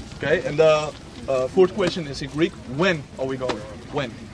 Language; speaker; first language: English; non-native, fluent; Dutch